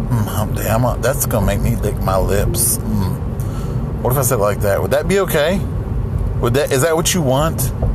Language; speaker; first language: English; native; English